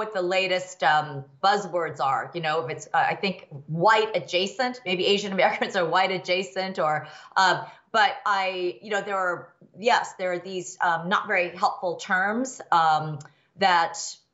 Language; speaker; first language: English; early bilingual, other home language; Chinese